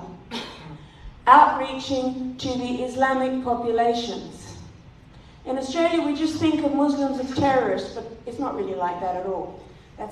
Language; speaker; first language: English; native; English